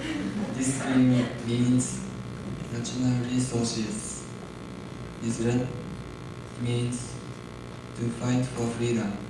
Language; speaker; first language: English; non-native, learner; Japanese